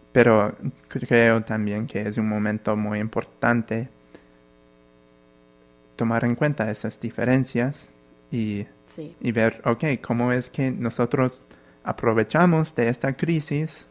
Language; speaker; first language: Spanish; non-native, fluent; English